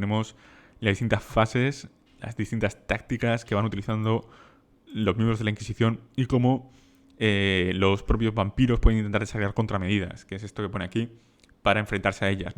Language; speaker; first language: Spanish; native; Spanish